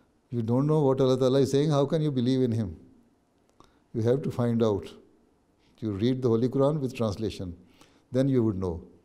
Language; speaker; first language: English; non-native, local second language; Urdu